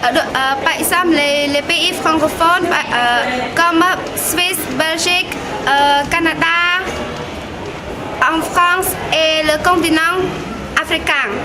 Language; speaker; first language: French; non-native, learner; Khmer